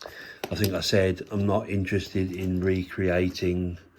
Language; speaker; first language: English; native; English